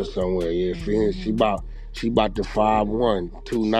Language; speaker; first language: English; native; English